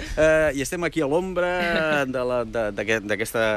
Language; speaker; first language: Catalan; native; Catalan